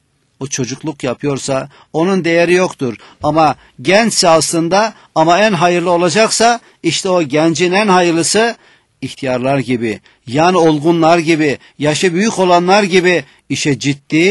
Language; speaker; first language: Turkish; native; Turkish